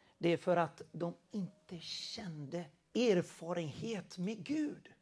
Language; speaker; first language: Swedish; non-native, fluent; Portuguese